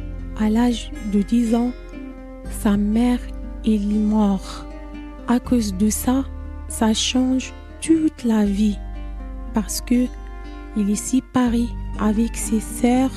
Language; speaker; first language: French; non-native, learner; Arabic